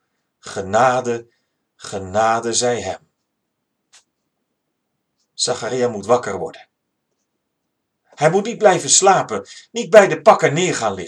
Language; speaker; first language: Dutch; native; Dutch